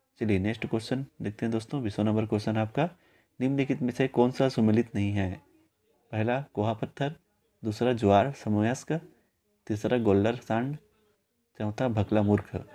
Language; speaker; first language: Hindi; native; Hindi